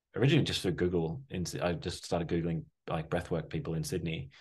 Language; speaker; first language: English; native; English